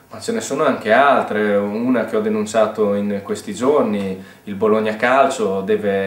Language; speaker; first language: Italian; native; Italian